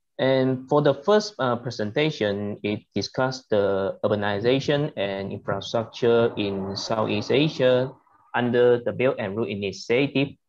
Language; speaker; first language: English; non-native, learner; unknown